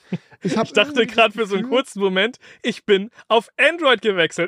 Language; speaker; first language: German; native; German